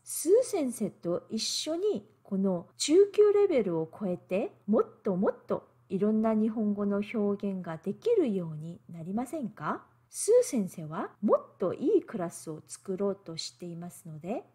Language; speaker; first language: Japanese; non-native, fluent; Korean